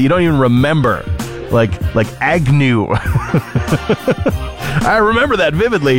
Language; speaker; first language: English; native; English